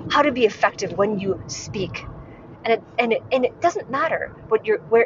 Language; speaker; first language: English; non-native, local second language; Cantonese